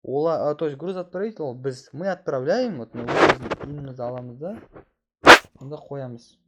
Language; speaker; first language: Russian; non-native, local second language; Kazakh